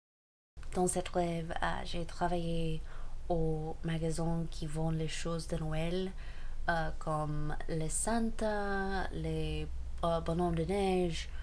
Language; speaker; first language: French; non-native, learner; English